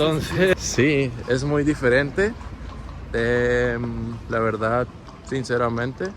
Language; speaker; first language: Spanish; native; Spanish